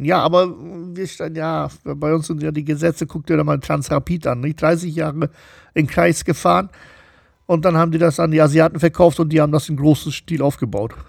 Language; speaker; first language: German; native; German